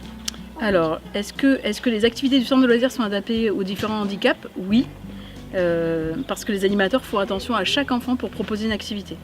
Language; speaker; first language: French; native; French